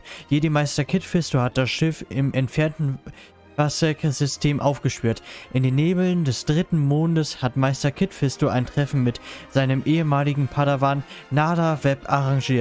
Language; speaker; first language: German; native; German